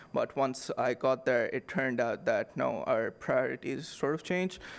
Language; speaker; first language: English; non-native, local second language; Urdu